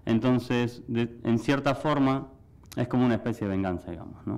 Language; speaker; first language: Spanish; native; Spanish